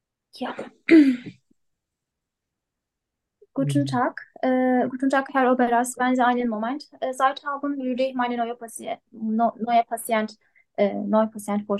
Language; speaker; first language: German; non-native, learner; Turkish